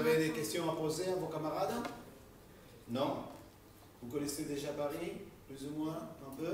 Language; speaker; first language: French; non-native, fluent; Spanish